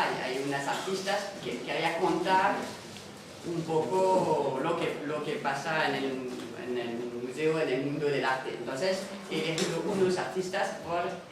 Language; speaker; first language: Spanish; non-native, fluent; French